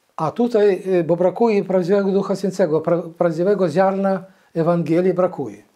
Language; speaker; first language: Polish; early bilingual, heritage; Polish